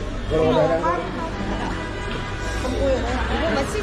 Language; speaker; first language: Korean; non-native, learner; Vietnamese